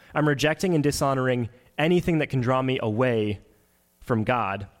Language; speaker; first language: English; native; English